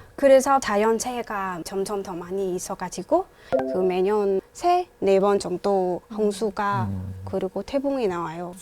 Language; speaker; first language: Korean; non-native, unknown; Vietnamese